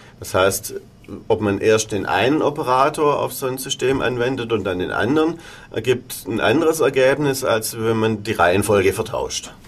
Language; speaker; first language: German; native; German